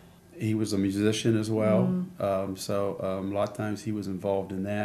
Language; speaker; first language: English; native; English